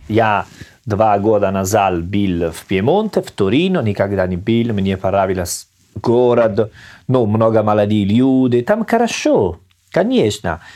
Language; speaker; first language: Russian; non-native, learner; Italian